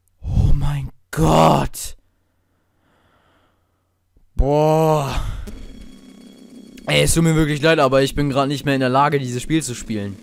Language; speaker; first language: German; native; German